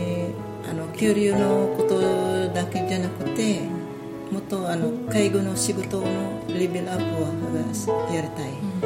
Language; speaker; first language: Japanese; non-native, learner; Filipino